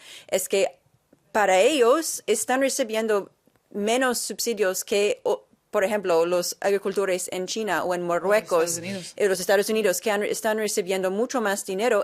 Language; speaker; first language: Spanish; non-native, fluent; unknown